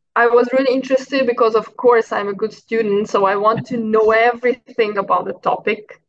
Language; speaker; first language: English; non-native, fluent; Hungarian